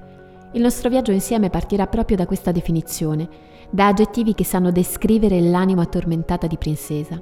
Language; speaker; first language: Italian; native; Italian